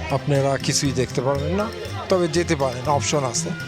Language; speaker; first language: Bangla; native; Bangla